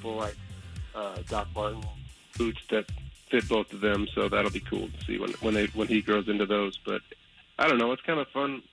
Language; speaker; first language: English; native; English